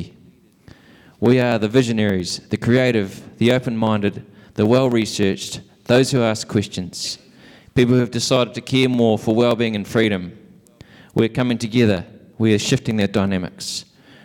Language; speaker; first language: English; native; English